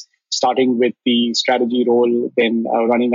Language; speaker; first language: English; non-native, local second language; Hindi